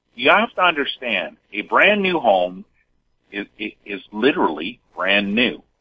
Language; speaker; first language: English; native; English